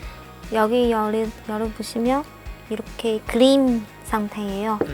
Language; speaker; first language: Korean; non-native, fluent; Chinese